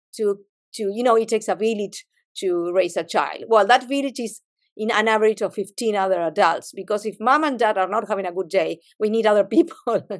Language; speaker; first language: English; non-native, fluent; Spanish